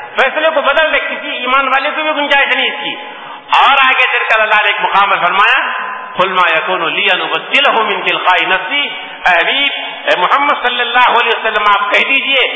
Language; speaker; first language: Urdu; native; Urdu